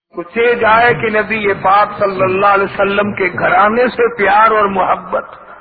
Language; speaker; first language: Urdu; native; Urdu